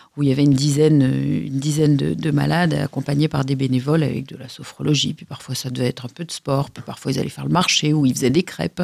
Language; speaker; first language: French; native; French